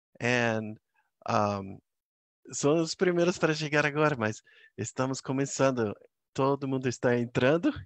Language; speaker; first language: Portuguese; non-native, fluent; English